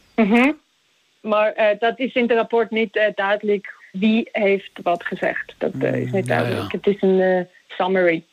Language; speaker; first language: Dutch; non-native, fluent; Swiss German